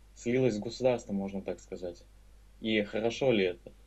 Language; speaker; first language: Russian; native; Russian